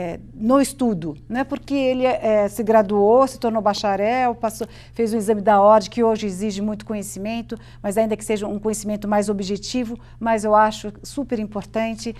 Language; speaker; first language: Portuguese; native; Portuguese